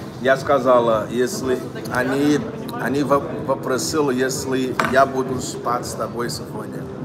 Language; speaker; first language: Russian; non-native, learner; Portuguese